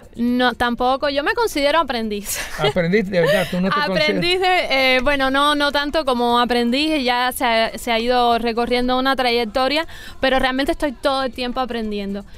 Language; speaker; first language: Spanish; native; Spanish